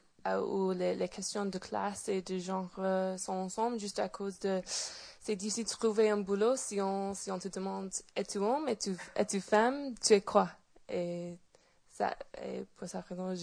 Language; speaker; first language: French; non-native, fluent; English